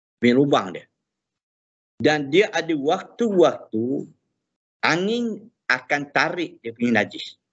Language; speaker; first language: Malay; native; Malay